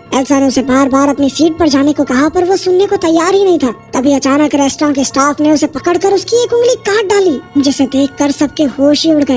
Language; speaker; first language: Hindi; native; Hindi